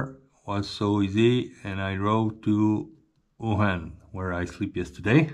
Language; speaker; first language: English; non-native, learner; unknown